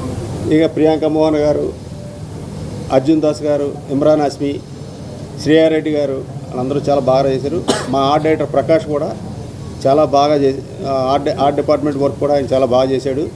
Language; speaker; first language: Telugu; native; Telugu